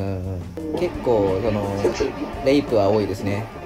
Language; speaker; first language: Japanese; native; Japanese